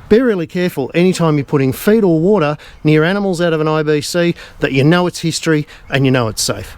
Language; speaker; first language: English; native; English